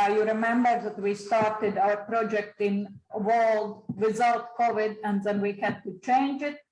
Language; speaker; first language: English; non-native, fluent; Latvian